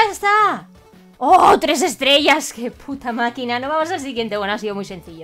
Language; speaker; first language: Spanish; native; Spanish